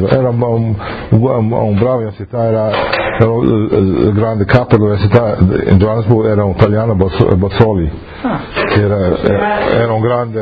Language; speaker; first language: Italian; early bilingual, heritage; English